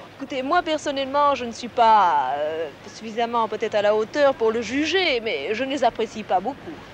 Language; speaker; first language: French; native; French